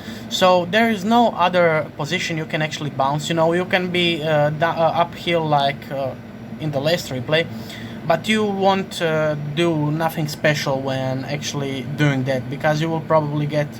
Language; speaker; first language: English; non-native, fluent; Croatian